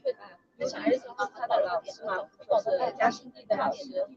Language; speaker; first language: Chinese; native; Chinese